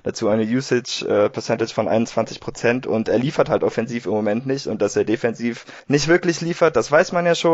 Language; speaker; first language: German; native; German